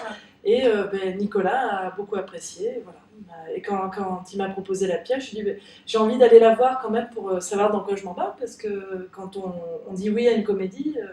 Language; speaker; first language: French; native; French